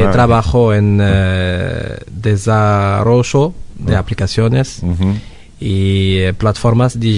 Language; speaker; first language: Spanish; non-native, learner; Arabic